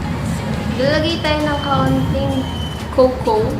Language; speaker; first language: Filipino; native; Filipino